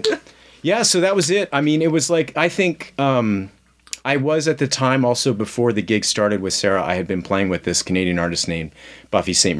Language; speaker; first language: English; native; English